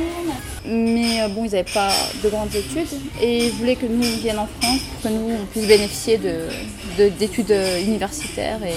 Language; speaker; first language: French; early bilingual, other home language; Romanian